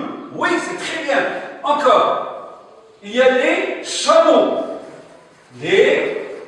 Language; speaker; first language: French; non-native, local second language; Arabic